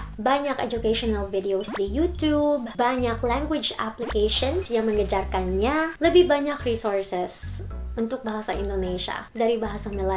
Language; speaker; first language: Indonesian; non-native, learner; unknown